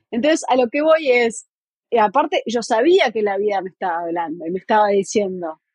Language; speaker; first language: Spanish; native; Spanish